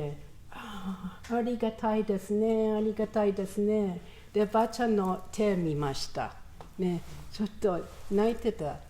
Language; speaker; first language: Japanese; non-native, learner; English